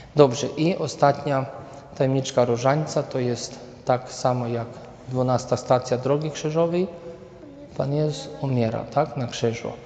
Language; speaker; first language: Polish; native; Polish